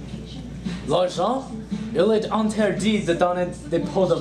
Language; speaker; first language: French; non-native, learner; English